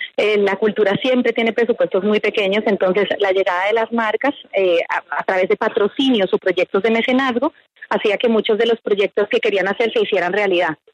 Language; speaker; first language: Spanish; native; Spanish